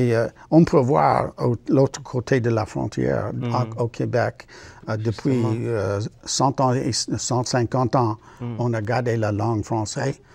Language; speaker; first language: French; non-native, learner; English